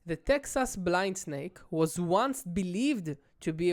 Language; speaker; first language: English; non-native, local second language; Hebrew